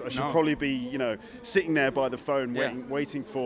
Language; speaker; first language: English; native; English